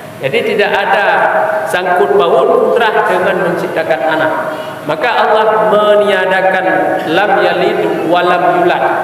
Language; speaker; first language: Malay; non-native, local second language; Achinese